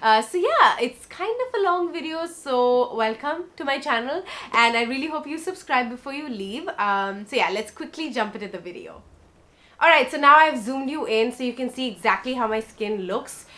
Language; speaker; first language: English; native; English